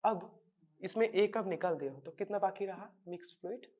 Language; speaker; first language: Hindi; non-native, local second language; Bangla